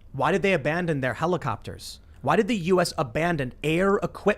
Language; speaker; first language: English; native; English